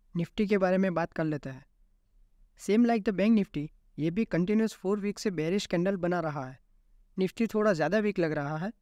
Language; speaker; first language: Hindi; native; Hindi